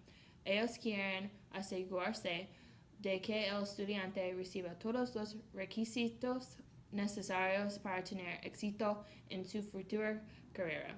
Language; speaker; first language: Spanish; non-native, learner; English